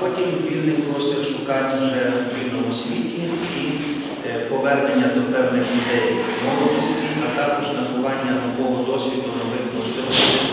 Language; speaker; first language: Ukrainian; native; Ukrainian